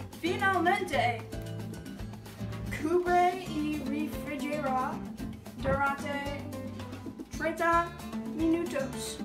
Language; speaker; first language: Spanish; non-native, learner; English